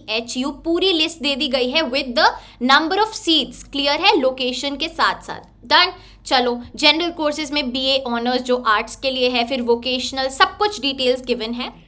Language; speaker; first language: Hindi; native; Hindi